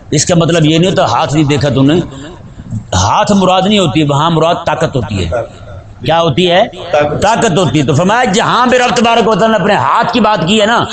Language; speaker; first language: Urdu; native; Urdu